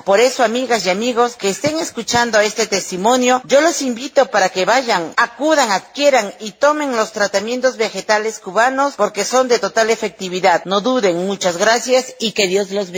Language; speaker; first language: Spanish; native; Spanish